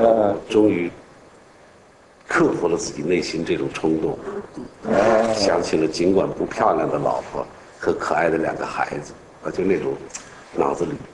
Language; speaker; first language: Chinese; native; Chinese